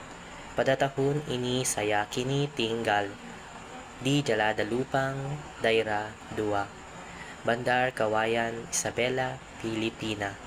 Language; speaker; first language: Indonesian; non-native, learner; Filipino